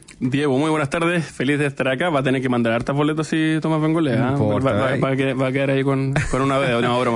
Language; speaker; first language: Spanish; native; Spanish